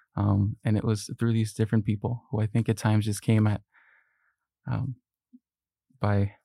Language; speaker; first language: English; early bilingual, other home language; Spanish